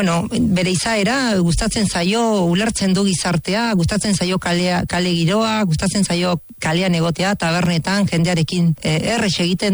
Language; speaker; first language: Basque; non-native, fluent; Spanish